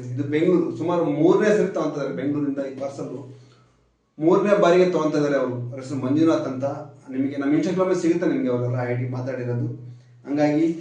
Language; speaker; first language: Kannada; native; Kannada